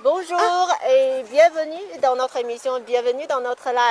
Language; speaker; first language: French; non-native, fluent; Chinese